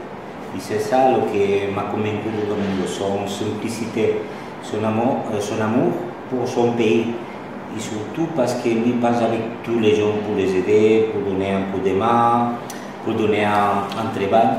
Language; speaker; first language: French; non-native, learner; Spanish